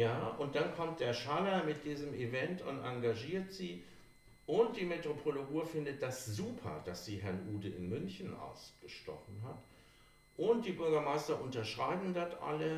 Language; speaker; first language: German; native; German